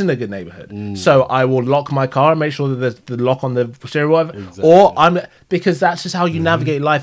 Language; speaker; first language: English; native; English